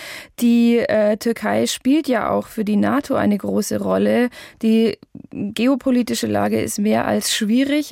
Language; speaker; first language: German; native; German